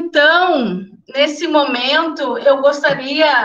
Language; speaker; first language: Portuguese; native; Portuguese